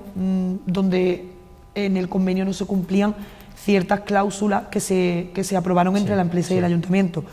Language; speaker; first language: Spanish; native; Spanish